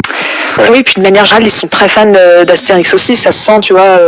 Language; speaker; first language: French; native; French